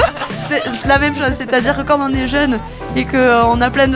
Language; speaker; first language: French; native; French